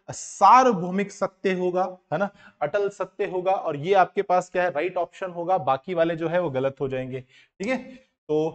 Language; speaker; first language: Hindi; native; Hindi